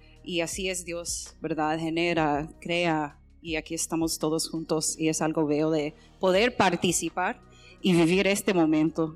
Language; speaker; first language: Spanish; non-native, fluent; English